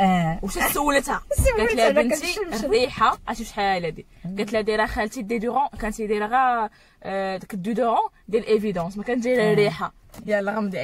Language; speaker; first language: Arabic; native; Arabic